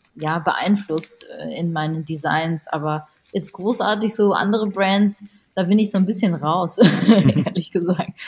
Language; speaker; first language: German; early bilingual, other home language; Japanese